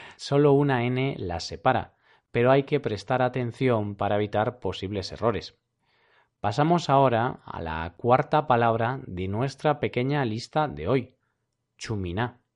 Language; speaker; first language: Spanish; native; Spanish